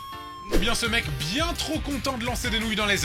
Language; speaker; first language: French; native; French